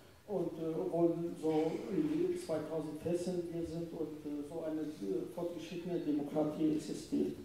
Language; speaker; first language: German; non-native, fluent; Arabic